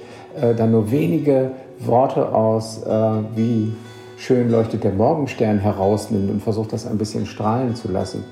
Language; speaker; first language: German; native; German